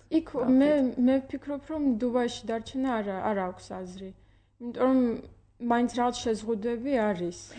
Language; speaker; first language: Georgian; early bilingual, heritage; Georgian